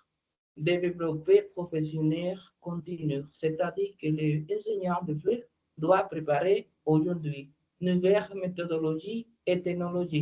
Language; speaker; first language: French; non-native, learner; Spanish